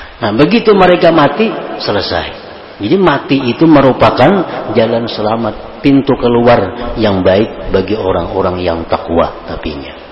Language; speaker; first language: Indonesian; non-native, local second language; Banjar